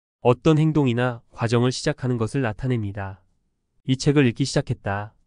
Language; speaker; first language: Korean; native; Korean